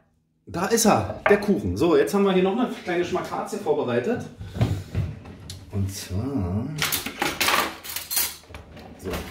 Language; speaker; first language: German; native; German